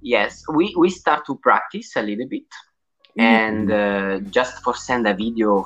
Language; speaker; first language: English; non-native, learner; Italian